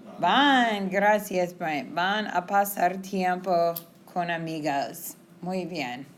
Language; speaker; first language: Spanish; non-native, fluent; English